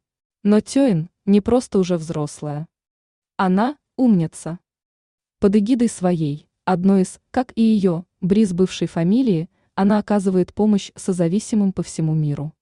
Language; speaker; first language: Russian; native; Russian